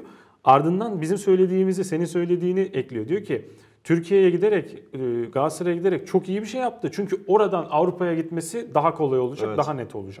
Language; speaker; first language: Turkish; native; Turkish